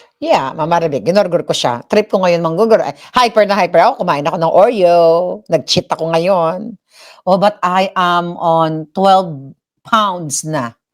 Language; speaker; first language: Filipino; non-native, local second language; Hiligaynon